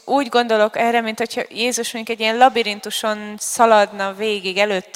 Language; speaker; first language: Hungarian; native; Hungarian